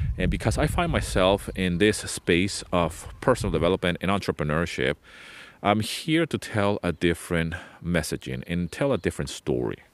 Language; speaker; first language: English; non-native, fluent; Spanish